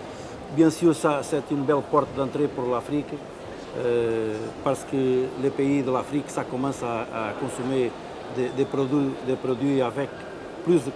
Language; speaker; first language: French; non-native, fluent; Portuguese